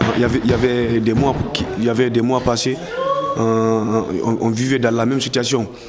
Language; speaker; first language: French; non-native, local second language; Fula